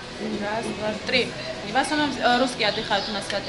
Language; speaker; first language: Russian; non-native, learner; Turkish